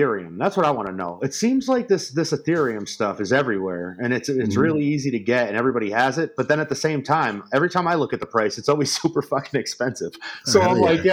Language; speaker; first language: English; native; English